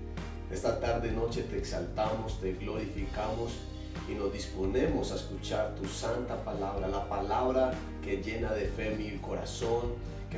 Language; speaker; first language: Spanish; native; Spanish